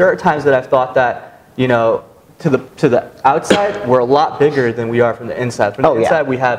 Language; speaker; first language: English; native; English